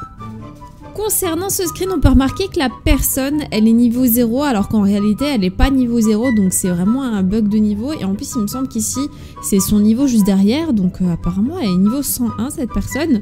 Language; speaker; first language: French; native; French